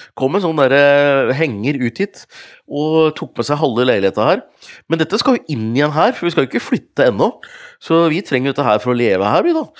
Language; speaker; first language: Norwegian; native; Norwegian